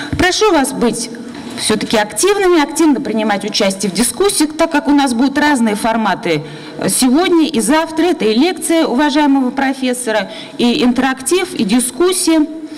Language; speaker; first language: Russian; native; Russian